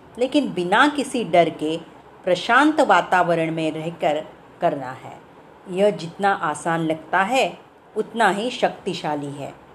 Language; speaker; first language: Hindi; non-native, local second language; Marathi